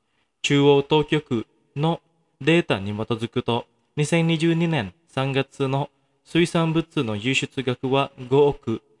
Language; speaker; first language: Japanese; non-native, fluent; Indonesian